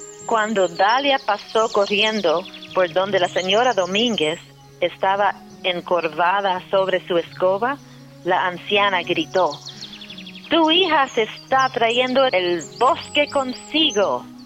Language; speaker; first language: Spanish; early bilingual, heritage; Spanish